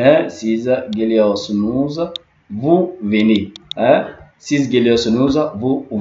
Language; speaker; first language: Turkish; non-native, learner; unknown